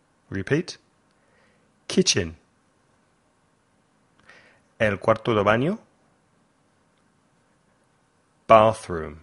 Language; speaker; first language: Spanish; non-native, fluent; English